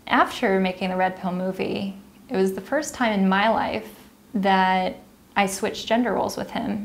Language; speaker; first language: English; native; English